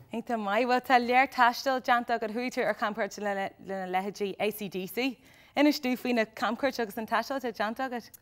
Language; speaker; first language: Irish; native; Irish